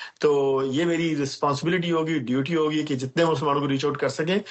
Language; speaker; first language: Urdu; native; Urdu